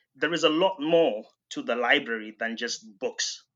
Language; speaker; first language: English; non-native, local second language; Shona